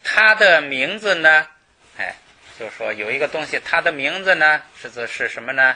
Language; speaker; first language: Chinese; native; Chinese